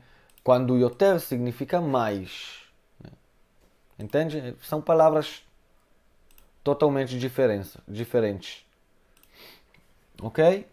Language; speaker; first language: Portuguese; non-native, fluent; Hebrew